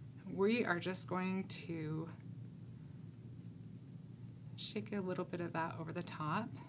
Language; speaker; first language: English; native; English